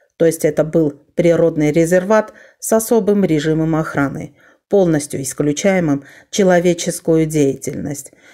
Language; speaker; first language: Russian; non-native, fluent; Armenian